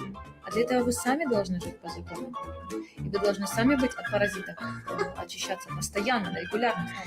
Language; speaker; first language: Russian; native; Russian